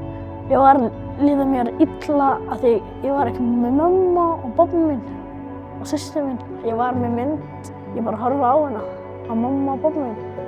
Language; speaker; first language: Icelandic; non-native, learner; Arabic